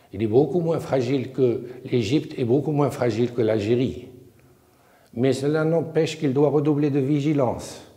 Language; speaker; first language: French; non-native, local second language; Arabic